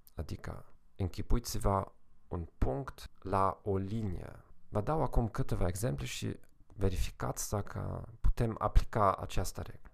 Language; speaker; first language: Romanian; non-native, fluent; German